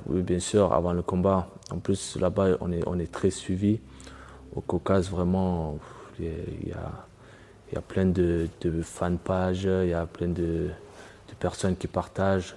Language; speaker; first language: French; early bilingual, other home language; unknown